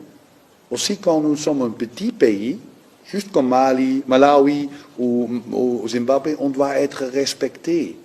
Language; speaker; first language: French; non-native, fluent; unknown